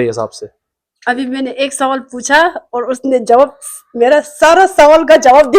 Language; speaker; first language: Hindi; non-native, local second language; Tibetan